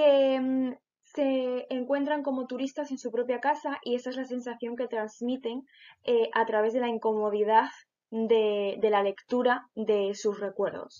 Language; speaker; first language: Spanish; native; Spanish